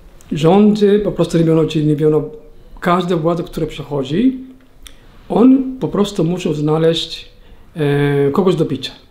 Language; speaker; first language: Polish; non-native, learner; Somali